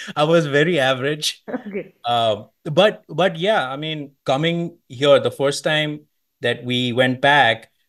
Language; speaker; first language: English; non-native, local second language; Marathi